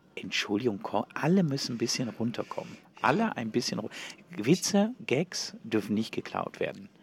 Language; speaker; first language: German; native; German